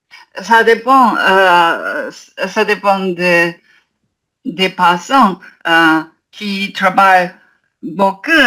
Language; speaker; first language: French; non-native, learner; Japanese